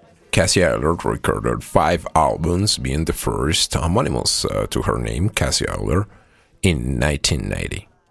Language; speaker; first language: English; non-native, fluent; Spanish